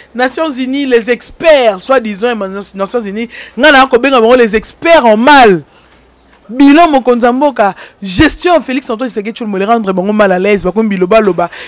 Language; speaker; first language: French; non-native, local second language; Lingala